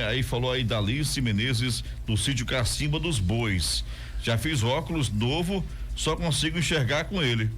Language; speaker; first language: Portuguese; native; Portuguese